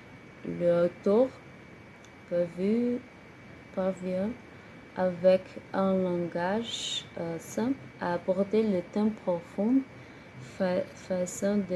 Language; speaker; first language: French; non-native, learner; Portuguese